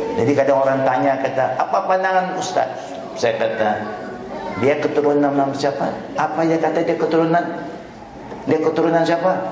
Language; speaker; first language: Malay; non-native, local second language; Chinese